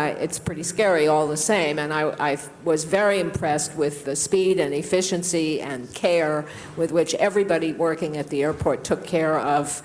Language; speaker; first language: English; native; English